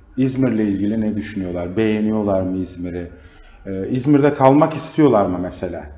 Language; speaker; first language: Turkish; native; Turkish